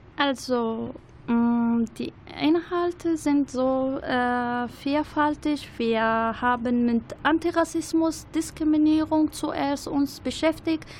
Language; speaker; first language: German; non-native, learner; Arabic